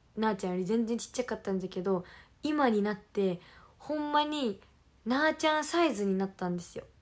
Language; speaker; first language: Japanese; native; Japanese